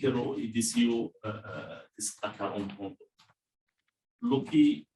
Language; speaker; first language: Spanish; non-native, learner; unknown